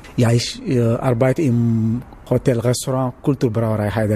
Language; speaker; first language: German; non-native, learner; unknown